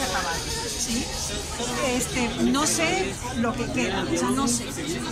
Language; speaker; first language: Spanish; native; Spanish